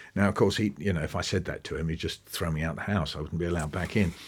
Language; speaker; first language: English; native; English